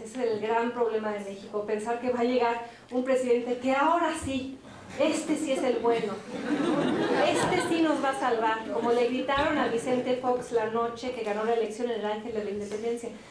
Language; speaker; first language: Spanish; native; Spanish